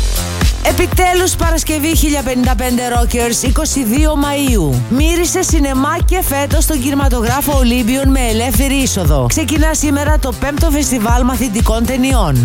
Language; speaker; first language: Greek; native; Greek